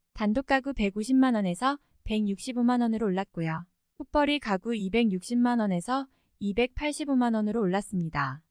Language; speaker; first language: Korean; native; Korean